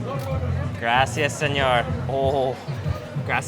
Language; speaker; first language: Spanish; non-native, learner; English